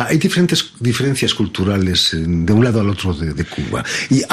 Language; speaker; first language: Spanish; native; Spanish